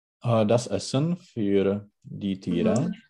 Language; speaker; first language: German; non-native, learner; Czech